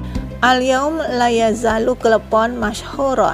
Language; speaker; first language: Arabic; non-native, learner; Indonesian